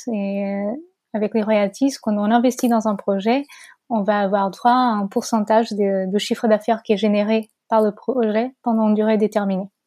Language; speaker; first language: French; non-native, fluent; Portuguese